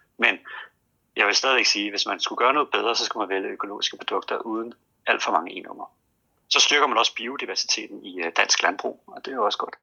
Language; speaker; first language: Danish; native; Danish